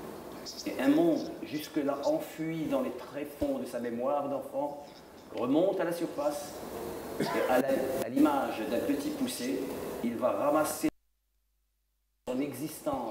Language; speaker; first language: French; non-native, local second language; Arabic